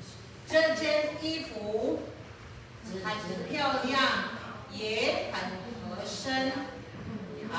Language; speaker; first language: Chinese; non-native, fluent; Filipino